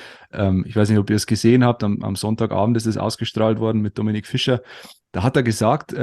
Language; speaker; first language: German; native; German